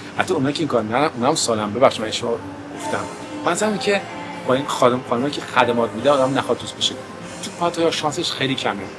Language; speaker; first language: Persian; early bilingual, heritage; Persian